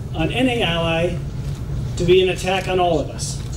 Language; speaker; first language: English; native; English